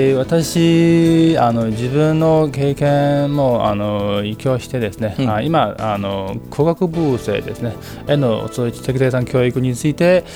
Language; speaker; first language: Japanese; non-native, fluent; Chinese